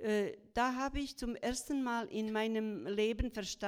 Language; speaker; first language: German; non-native, fluent; Croatian